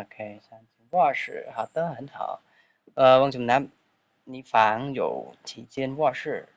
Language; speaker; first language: Chinese; non-native, fluent; Khmer